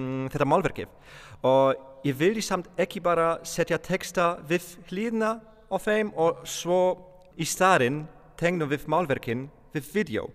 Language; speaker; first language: Icelandic; non-native, fluent; Polish